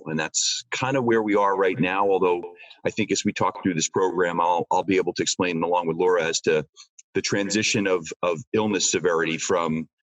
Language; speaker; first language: English; native; English